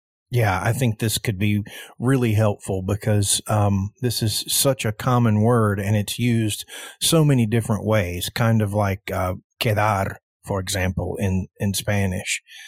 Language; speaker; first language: English; early bilingual, other home language; Spanish